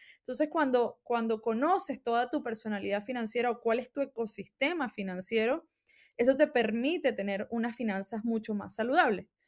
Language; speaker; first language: Spanish; native; Spanish